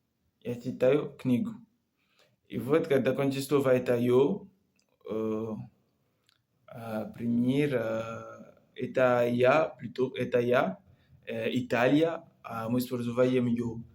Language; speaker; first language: Russian; non-native, learner; Comorian